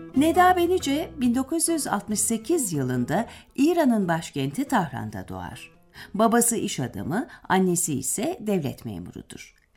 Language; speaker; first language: Turkish; native; Turkish